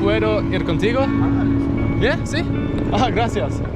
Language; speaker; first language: Spanish; non-native, learner; English